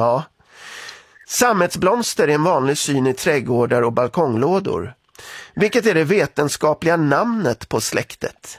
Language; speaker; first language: Swedish; native; Swedish